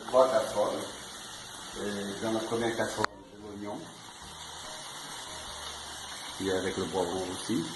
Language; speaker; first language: French; non-native, learner; Portuguese